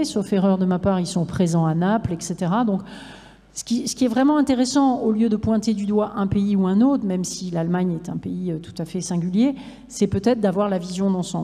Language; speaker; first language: French; native; French